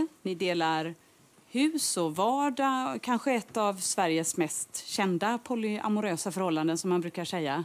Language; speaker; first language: Swedish; native; Swedish